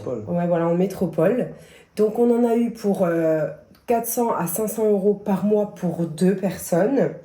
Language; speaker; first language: French; native; French